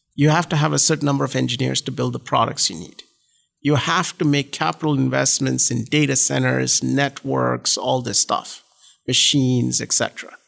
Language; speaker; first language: English; non-native, local second language; Malayalam